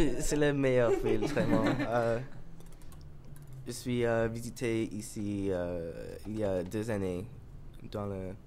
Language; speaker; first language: French; non-native, learner; English